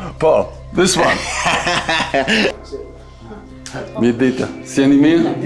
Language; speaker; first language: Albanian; non-native, learner; English